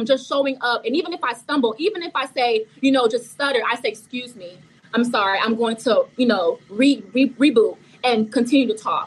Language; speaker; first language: English; early bilingual, other home language; Haitian Creole